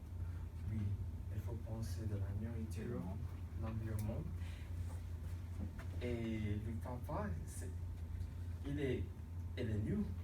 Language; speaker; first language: French; non-native, fluent; English